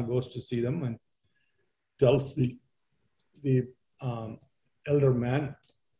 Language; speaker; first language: English; non-native, local second language; Malayalam